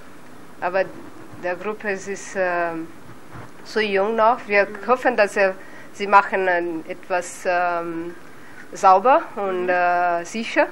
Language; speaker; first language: German; non-native, learner; Portuguese